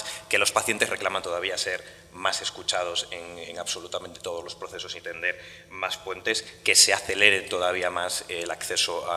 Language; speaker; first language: Spanish; native; Spanish